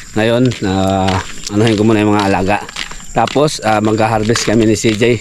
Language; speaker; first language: Filipino; non-native, local second language; Cebuano